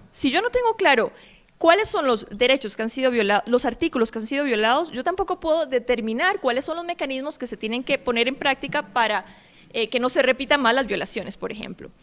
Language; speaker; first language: Spanish; native; Spanish